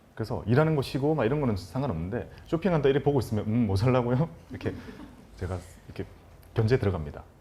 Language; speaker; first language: Korean; native; Korean